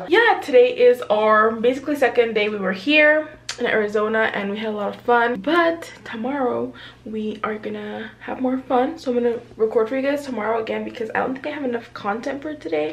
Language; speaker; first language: English; early bilingual, other home language; Spanish